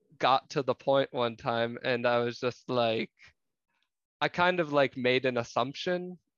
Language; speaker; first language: English; native; English